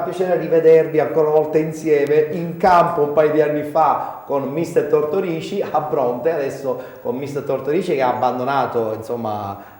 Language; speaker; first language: Italian; native; Italian